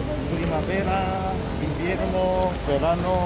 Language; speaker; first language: Spanish; non-native, learner; Korean